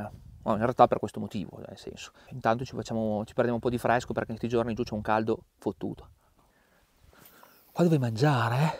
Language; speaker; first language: Italian; native; Italian